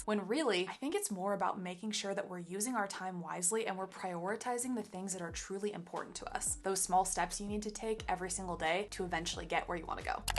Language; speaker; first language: English; native; English